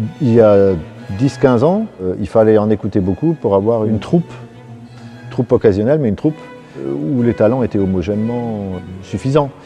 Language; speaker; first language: French; native; French